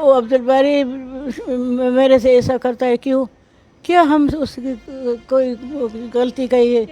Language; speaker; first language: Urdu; early bilingual, heritage; Arabic